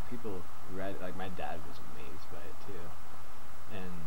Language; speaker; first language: English; native; English